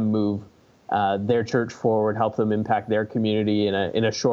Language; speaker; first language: English; native; English